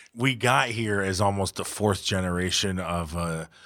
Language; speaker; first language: English; native; English